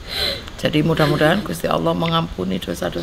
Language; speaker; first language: Indonesian; native; Indonesian